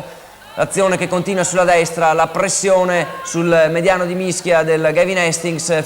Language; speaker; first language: Italian; native; Italian